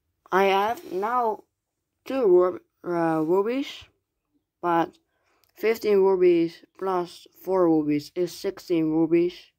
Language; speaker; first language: English; non-native, learner; Dutch